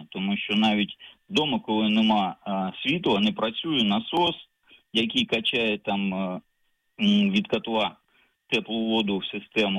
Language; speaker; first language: Ukrainian; native; Ukrainian